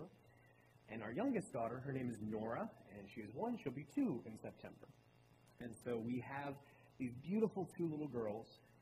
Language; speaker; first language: English; native; English